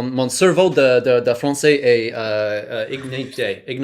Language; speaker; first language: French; non-native, learner; English